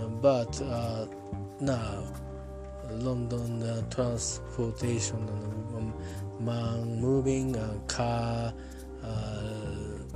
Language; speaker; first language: English; non-native, learner; Japanese